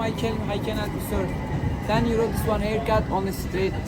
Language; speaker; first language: English; non-native, learner; Turkish